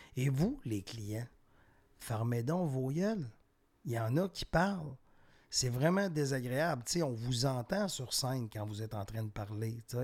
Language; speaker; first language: French; native; French